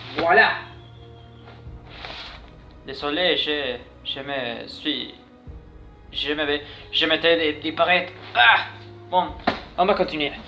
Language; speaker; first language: French; non-native, learner; Spanish